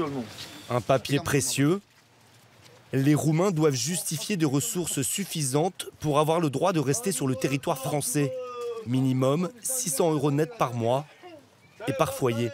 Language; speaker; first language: French; native; French